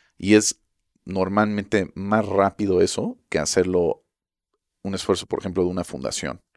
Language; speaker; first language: Spanish; early bilingual, heritage; Spanish